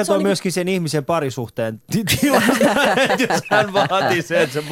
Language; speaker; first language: Finnish; early bilingual, other home language; Persian